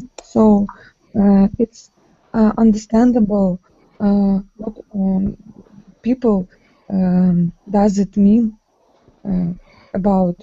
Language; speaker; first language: English; non-native, learner; Ukrainian